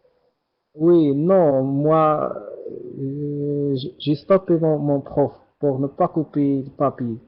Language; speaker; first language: French; non-native, learner; Arabic